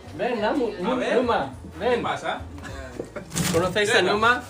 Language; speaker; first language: Spanish; non-native, learner; English